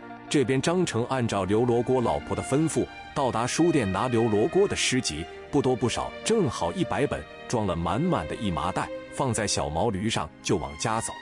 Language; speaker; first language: Chinese; native; Chinese